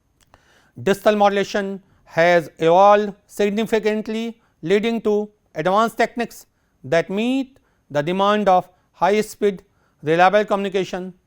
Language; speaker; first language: English; non-native, local second language; Hindi